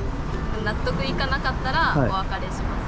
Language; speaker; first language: Japanese; native; Japanese